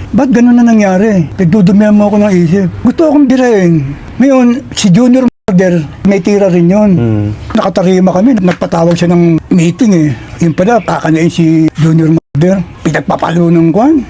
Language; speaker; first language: Filipino; native; Filipino